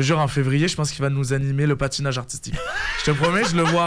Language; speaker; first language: French; native; French